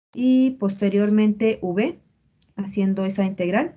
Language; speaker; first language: Spanish; native; Spanish